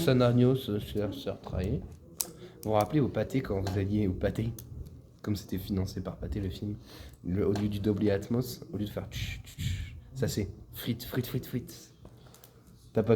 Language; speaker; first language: French; native; French